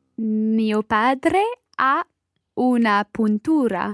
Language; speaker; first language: Italian; non-native, learner; English